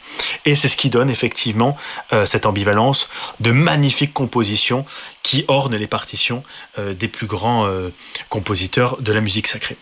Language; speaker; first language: French; native; French